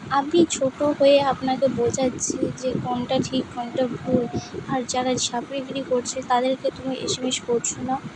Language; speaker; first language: Bangla; non-native, local second language; Santali